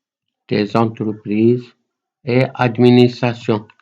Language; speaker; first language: French; non-native, local second language; Arabic